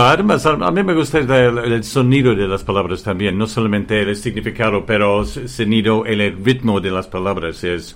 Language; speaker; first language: Spanish; non-native, fluent; English